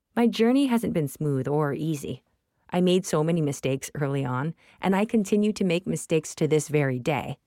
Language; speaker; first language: English; non-native, local second language; Tamil